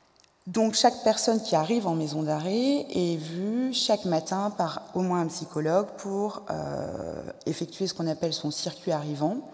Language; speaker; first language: French; native; French